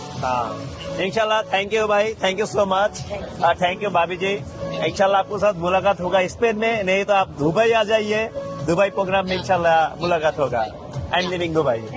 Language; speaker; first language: Hindi; non-native, fluent; Bangla